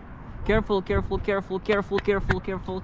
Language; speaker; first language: English; non-native, learner; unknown